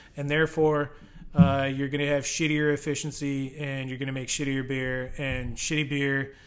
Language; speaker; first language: English; native; English